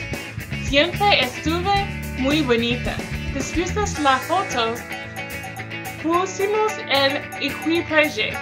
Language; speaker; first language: Spanish; non-native, learner; English